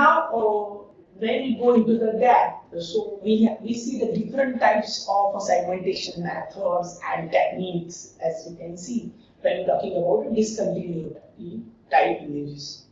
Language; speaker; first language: English; non-native, local second language; Gujarati